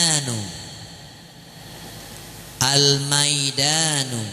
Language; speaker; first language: Arabic; non-native, fluent; Indonesian